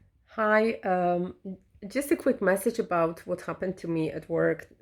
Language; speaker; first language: English; non-native, fluent; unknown